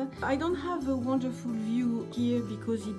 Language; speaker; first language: English; non-native, fluent; French